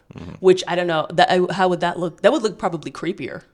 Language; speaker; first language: English; native; English